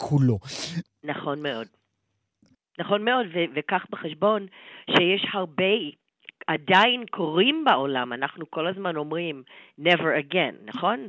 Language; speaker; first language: Hebrew; non-native, fluent; English